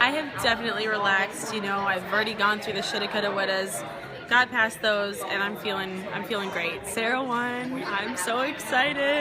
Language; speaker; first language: English; native; English